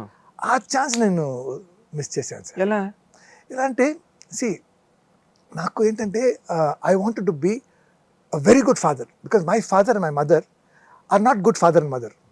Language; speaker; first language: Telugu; non-native, fluent; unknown